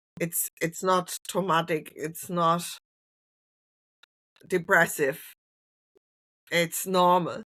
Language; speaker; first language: English; non-native, fluent; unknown